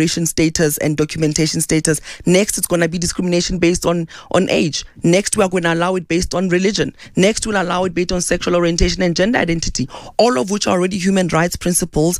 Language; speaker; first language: English; non-native, local second language; Southern Sotho